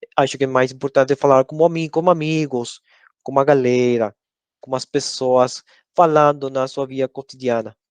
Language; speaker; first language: Portuguese; non-native, learner; Spanish